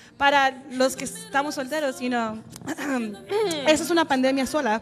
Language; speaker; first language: Spanish; early bilingual, heritage; Spanish